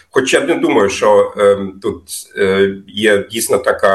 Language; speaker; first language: Ukrainian; non-native, fluent; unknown